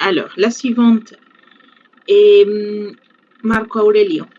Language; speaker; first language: French; non-native, fluent; Spanish